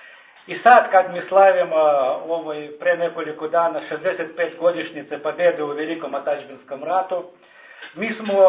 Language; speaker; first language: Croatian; non-native, learner; Russian